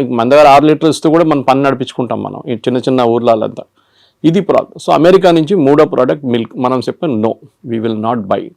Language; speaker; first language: Telugu; non-native, local second language; Malayalam